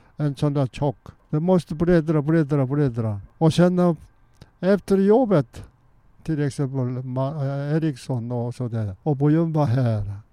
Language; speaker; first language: Swedish; non-native, fluent; Korean